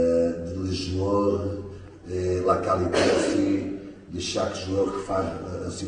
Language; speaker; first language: French; non-native, learner; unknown